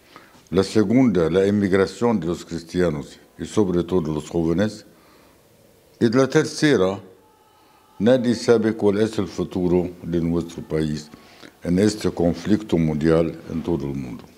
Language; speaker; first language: Spanish; non-native, fluent; Arabic